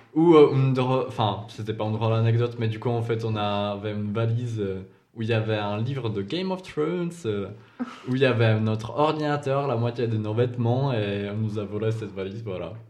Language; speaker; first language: French; non-native, fluent; Czech